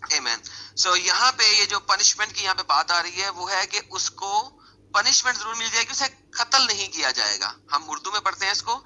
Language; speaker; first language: Urdu; native; Urdu